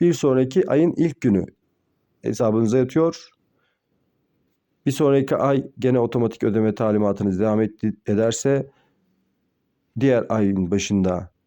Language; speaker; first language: Turkish; native; Turkish